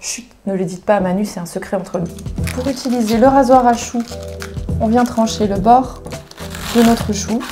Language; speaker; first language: French; native; French